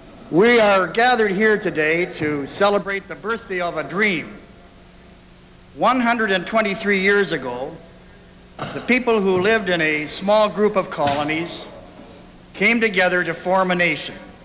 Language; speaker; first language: English; native; English